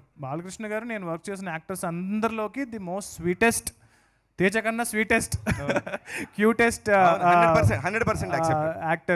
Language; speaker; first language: Telugu; native; Telugu